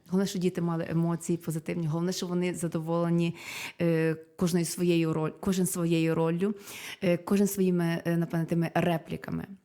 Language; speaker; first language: Ukrainian; native; Ukrainian